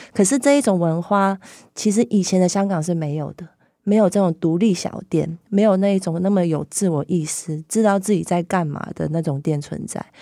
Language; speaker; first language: Chinese; non-native, local second language; Cantonese